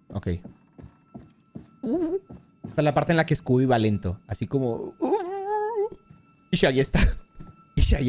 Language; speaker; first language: Spanish; native; Spanish